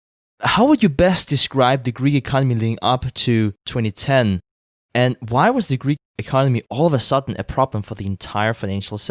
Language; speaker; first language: English; non-native, fluent; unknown